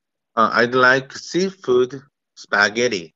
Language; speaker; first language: English; non-native, learner; Korean